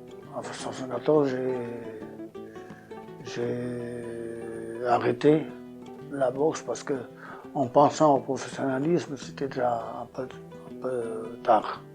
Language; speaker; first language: French; non-native, fluent; Portuguese